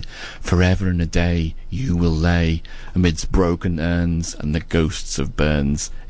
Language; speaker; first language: English; native; English